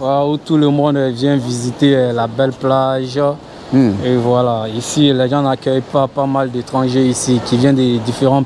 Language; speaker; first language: French; native; French